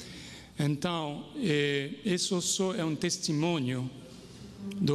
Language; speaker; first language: Portuguese; non-native, fluent; Haitian Creole